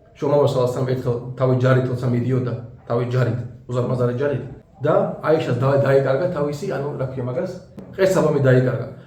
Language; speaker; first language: Georgian; non-native, local second language; Azerbaijani